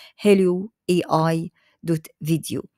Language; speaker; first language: Arabic; native; Arabic